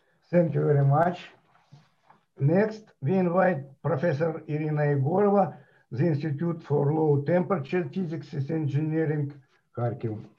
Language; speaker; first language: English; non-native, fluent; Ukrainian